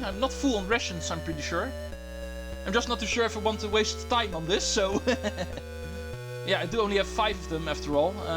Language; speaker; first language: English; non-native, fluent; Dutch